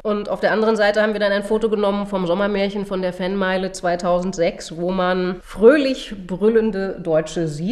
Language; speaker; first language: German; native; German